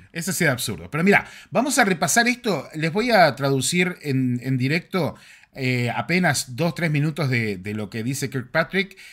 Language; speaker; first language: Spanish; native; Spanish